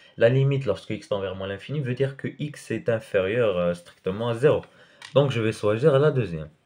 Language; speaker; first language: French; non-native, local second language; Arabic